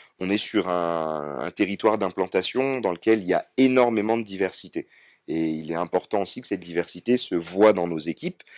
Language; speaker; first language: French; native; French